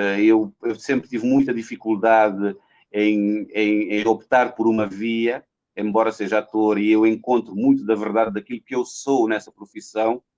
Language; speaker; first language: Portuguese; non-native, local second language; Kabuverdianu